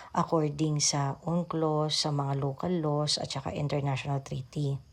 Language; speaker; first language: Filipino; native; Filipino